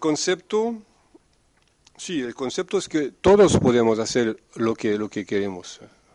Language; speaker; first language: Spanish; non-native, fluent; French